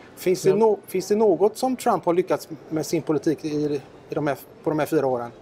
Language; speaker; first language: Swedish; native; Swedish